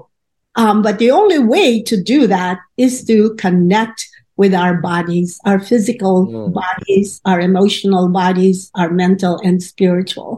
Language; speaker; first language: English; non-native, local second language; Filipino